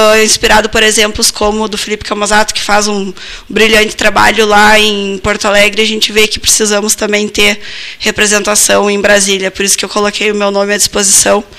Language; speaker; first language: Portuguese; native; Portuguese